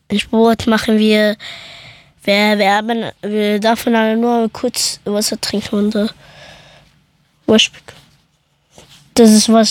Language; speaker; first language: German; early bilingual, other home language; Persian